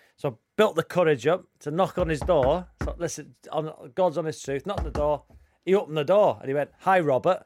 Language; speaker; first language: English; native; English